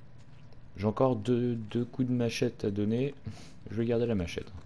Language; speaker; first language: French; native; French